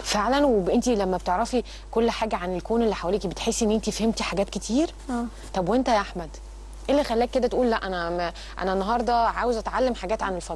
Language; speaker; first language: Arabic; native; Arabic